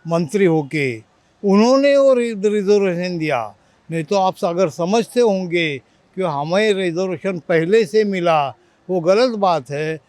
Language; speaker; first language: Hindi; non-native, local second language; Marathi